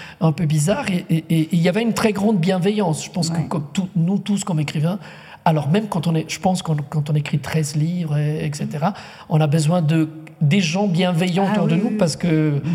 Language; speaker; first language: French; non-native, local second language; Italian